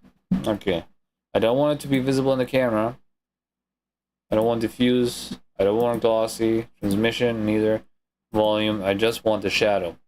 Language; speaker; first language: English; non-native, fluent; German